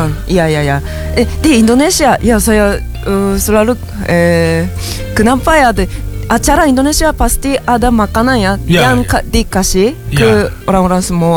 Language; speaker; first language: Indonesian; non-native, learner; Japanese